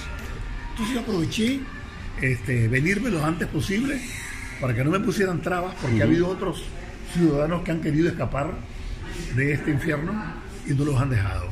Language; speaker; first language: Spanish; native; Spanish